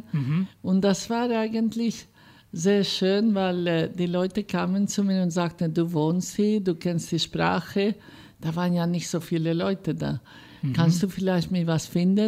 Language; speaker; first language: German; non-native, fluent; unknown